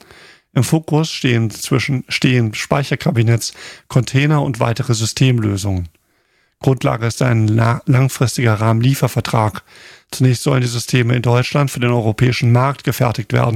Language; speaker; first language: German; native; German